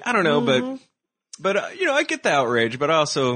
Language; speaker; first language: English; native; English